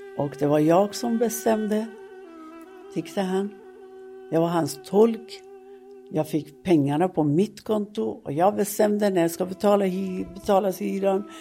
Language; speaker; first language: Swedish; non-native, fluent; Persian